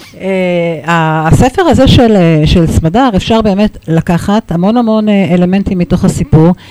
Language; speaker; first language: Hebrew; native; Hebrew